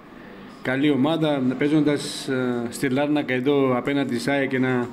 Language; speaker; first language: Greek; non-native, fluent; Georgian